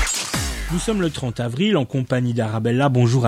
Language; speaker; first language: French; native; French